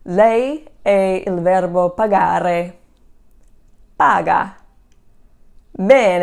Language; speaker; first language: Italian; non-native, fluent; English